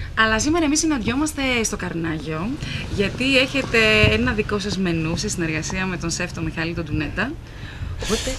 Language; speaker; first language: Greek; native; Greek